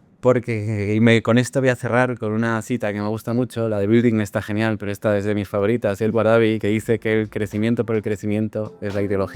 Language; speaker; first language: Spanish; native; Spanish